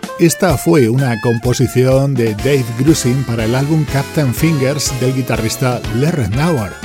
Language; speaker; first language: Spanish; native; Spanish